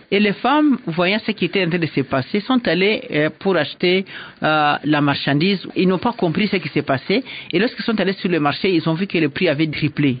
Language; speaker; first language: French; non-native, local second language; Swahili